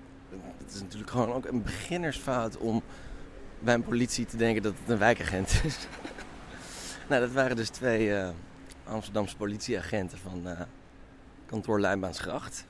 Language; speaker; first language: Dutch; native; Dutch